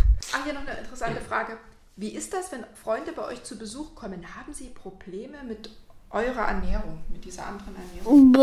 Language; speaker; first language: German; native; German